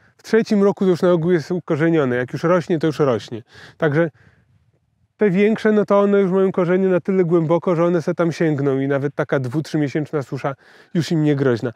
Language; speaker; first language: Polish; native; Polish